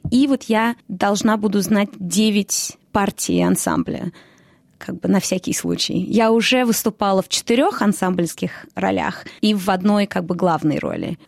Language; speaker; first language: Russian; early bilingual, heritage; Russian